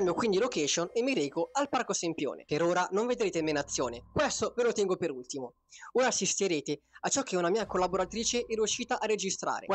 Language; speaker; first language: Italian; native; Italian